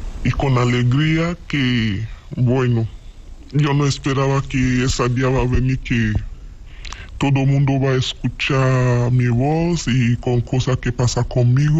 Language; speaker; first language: Spanish; non-native, learner; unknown